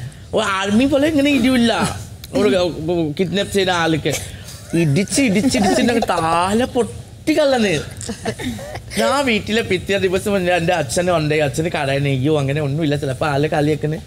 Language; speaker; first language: Malayalam; non-native, fluent; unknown